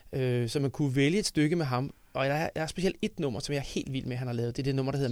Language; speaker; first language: Danish; native; Danish